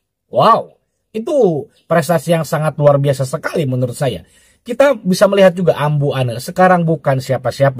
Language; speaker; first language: Indonesian; native; Indonesian